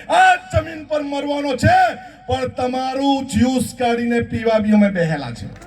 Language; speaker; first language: Gujarati; non-native, local second language; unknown